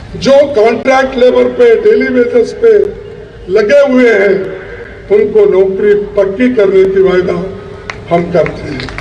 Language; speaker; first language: Hindi; non-native, local second language; Kannada